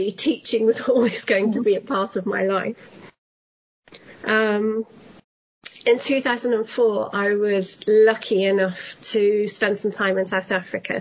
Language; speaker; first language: English; native; English